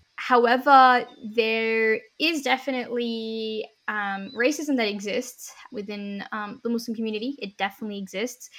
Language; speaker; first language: English; early bilingual, other home language; Hindi